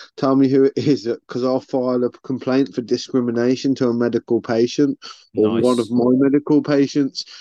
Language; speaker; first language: English; early bilingual, other home language; Spanish